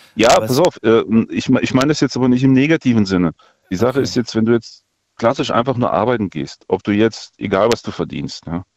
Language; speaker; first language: German; non-native, fluent; Russian